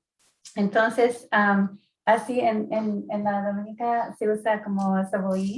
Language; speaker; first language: Spanish; early bilingual, heritage; Spanish